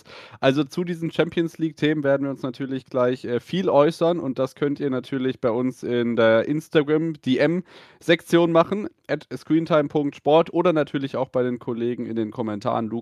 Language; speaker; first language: German; native; German